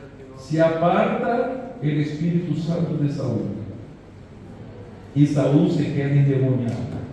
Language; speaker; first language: Spanish; non-native, fluent; Portuguese